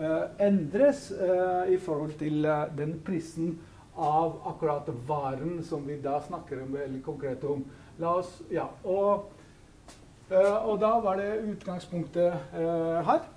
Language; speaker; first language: Norwegian; non-native, fluent; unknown